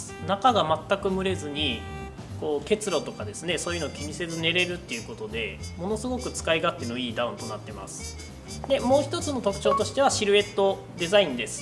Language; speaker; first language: Japanese; native; Japanese